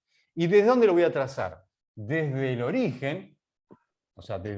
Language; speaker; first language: Spanish; native; Spanish